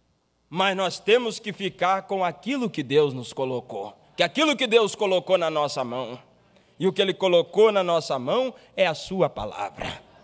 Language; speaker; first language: Portuguese; native; Portuguese